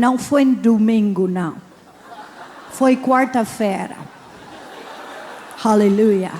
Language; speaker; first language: Portuguese; non-native, learner; English